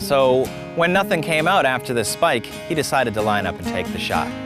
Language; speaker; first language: English; native; English